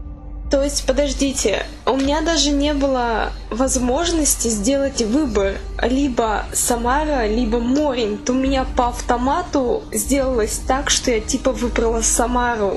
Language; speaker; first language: Russian; native; Russian